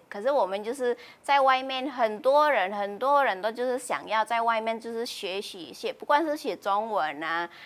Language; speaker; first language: Chinese; non-native, fluent; Indonesian